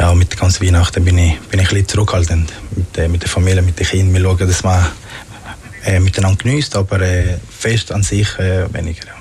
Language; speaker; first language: German; non-native, fluent; Spanish